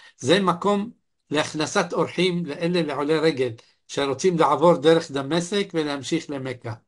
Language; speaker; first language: Hebrew; non-native, fluent; Arabic